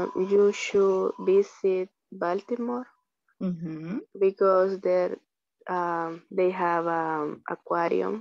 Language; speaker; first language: English; non-native, learner; Spanish